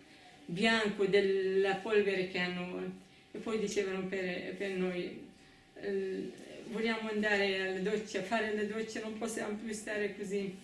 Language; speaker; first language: Italian; non-native, fluent; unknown